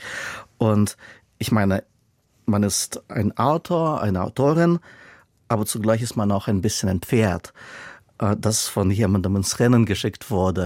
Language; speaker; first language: German; non-native, fluent; Russian